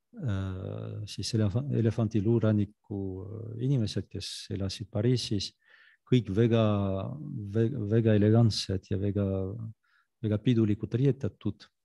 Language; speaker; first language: Estonian; non-native, fluent; French